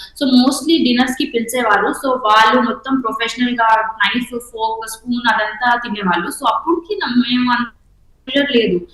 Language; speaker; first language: Telugu; non-native, local second language; Hindi